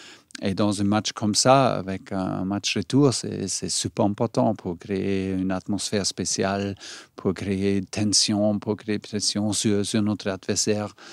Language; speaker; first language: French; non-native, learner; German